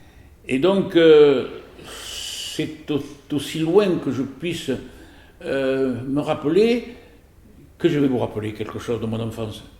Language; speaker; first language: French; native; French